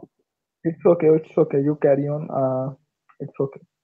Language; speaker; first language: English; non-native, learner; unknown